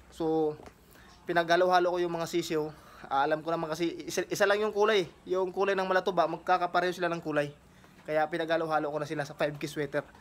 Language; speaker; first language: Filipino; non-native, local second language; Cebuano